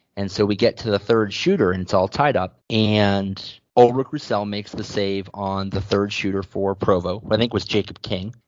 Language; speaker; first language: English; native; English